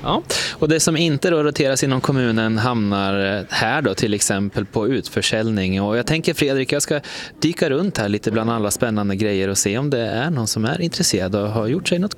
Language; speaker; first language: Swedish; native; Swedish